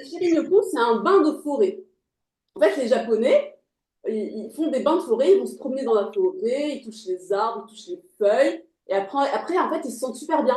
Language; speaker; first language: French; native; French